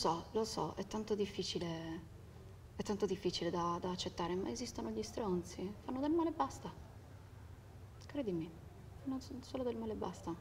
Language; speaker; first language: Italian; native; Italian